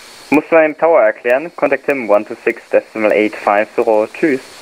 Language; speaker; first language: German; native; German